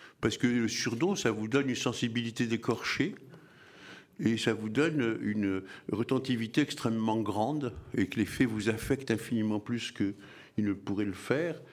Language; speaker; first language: French; early bilingual, other home language; Arabic